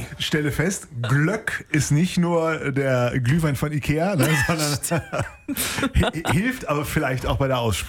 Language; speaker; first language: German; native; German